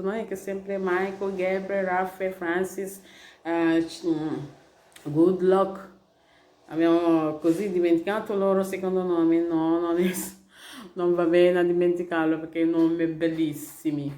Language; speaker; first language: Italian; non-native, learner; Igbo